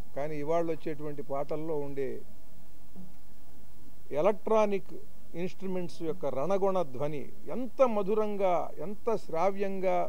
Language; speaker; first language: Telugu; native; Telugu